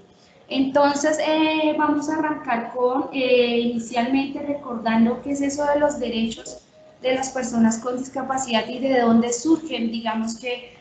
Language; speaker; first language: Spanish; native; Spanish